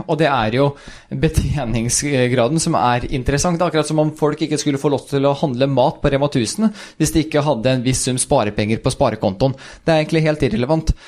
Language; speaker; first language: Norwegian; early bilingual, other home language; Swedish